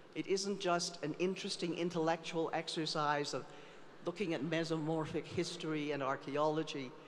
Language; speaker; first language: English; native; English